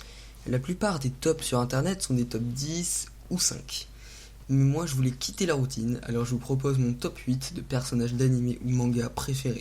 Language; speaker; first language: French; native; French